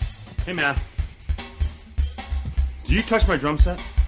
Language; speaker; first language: English; native; English